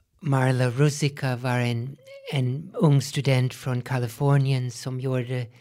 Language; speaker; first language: Swedish; non-native, fluent; English